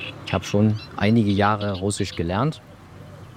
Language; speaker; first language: German; native; German